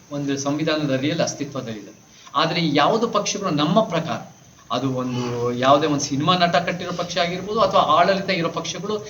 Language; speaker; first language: Kannada; early bilingual, heritage; Kannada